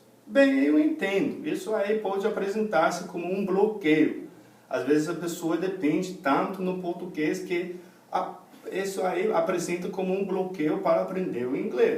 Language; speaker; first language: Portuguese; non-native, fluent; English